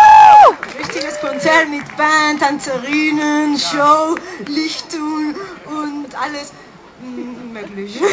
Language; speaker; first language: German; non-native, learner; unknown